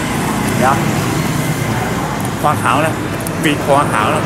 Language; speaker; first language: Vietnamese; non-native, learner; Japanese